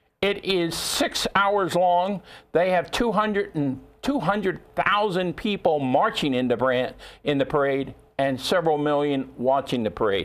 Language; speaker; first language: English; native; English